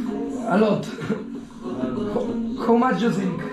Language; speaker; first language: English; non-native, learner; Spanish